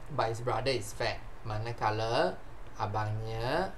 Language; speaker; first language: English; non-native, local second language; Chinese